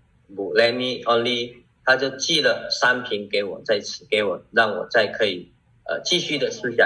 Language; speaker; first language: Chinese; early bilingual, heritage; Chinese